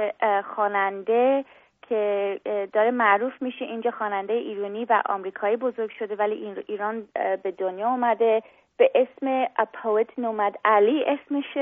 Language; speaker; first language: Persian; early bilingual, heritage; English